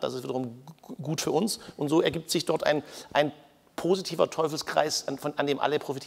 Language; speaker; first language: German; native; German